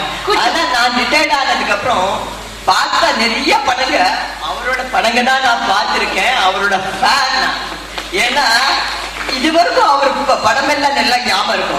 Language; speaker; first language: Tamil; non-native, local second language; Telugu